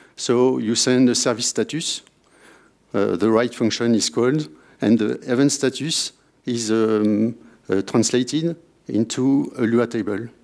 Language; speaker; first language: English; non-native, fluent; French